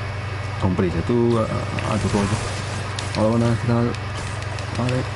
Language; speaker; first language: Spanish; native; Spanish